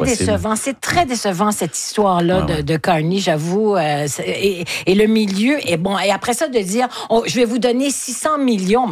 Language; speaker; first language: French; native; French